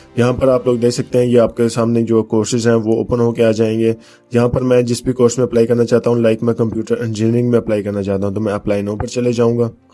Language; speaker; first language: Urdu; native; Urdu